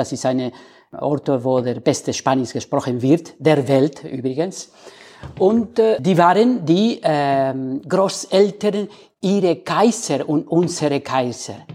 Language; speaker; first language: German; non-native, learner; Spanish